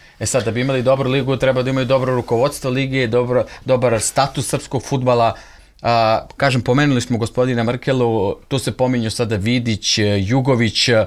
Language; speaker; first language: Serbian; native; Serbian